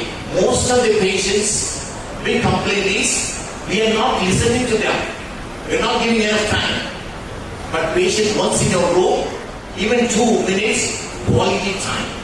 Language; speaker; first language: English; non-native, local second language; Telugu